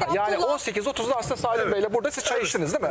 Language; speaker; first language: Turkish; native; Turkish